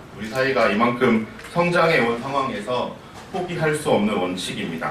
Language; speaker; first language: Korean; native; Korean